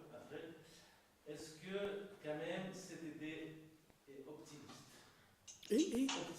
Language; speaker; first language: French; non-native, fluent; Russian